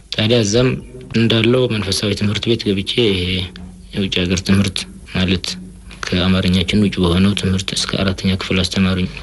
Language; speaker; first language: Amharic; non-native, local second language; Tigrinya